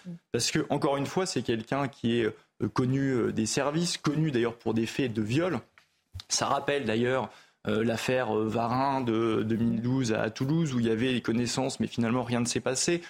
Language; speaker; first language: French; native; French